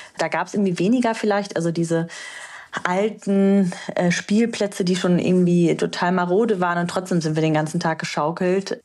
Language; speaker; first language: German; early bilingual, other home language; Romanian